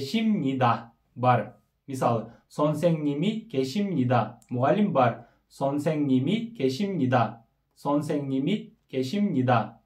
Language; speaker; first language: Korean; non-native, fluent; Kyrgyz